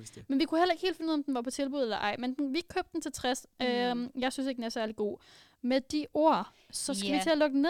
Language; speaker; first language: Danish; native; Danish